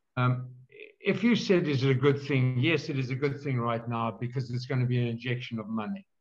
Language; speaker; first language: English; native; English